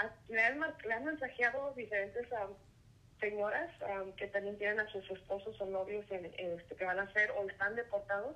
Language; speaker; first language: Spanish; early bilingual, heritage; Spanish